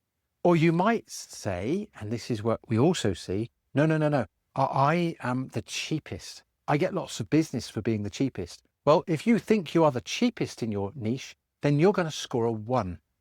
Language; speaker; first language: English; native; English